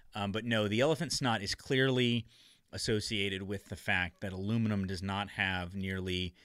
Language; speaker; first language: English; native; English